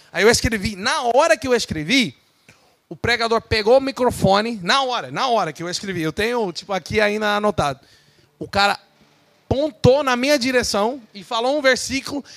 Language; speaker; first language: Portuguese; non-native, fluent; English